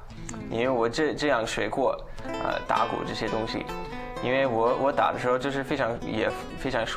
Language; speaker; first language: Chinese; non-native, fluent; English